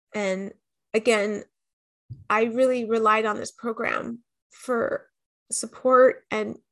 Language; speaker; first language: English; native; English